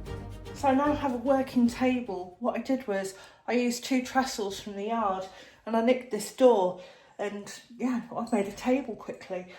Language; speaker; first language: English; native; English